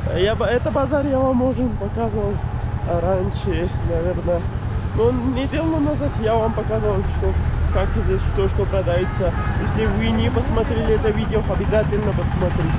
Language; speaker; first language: Russian; non-native, learner; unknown